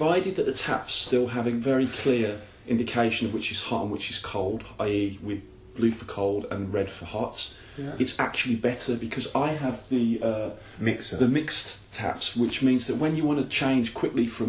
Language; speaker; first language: English; native; English